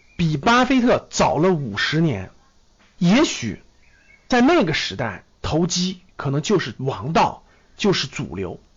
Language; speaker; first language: Chinese; native; Chinese